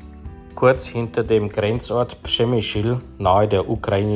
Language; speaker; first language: German; native; German